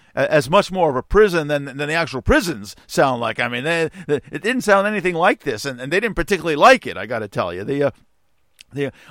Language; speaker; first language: English; native; English